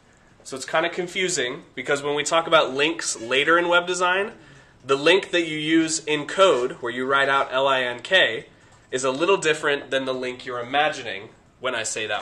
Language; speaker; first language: English; native; English